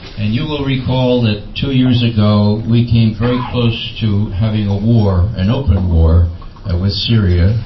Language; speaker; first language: English; native; English